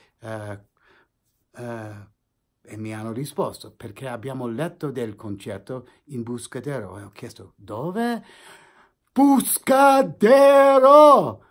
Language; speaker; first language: Italian; non-native, fluent; English